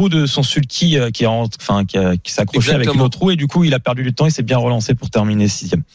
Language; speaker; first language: French; native; French